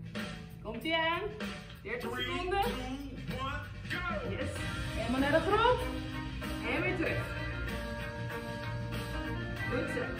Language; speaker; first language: Dutch; native; Dutch